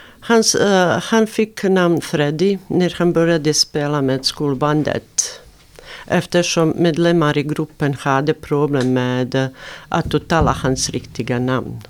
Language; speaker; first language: Swedish; non-native, learner; Arabic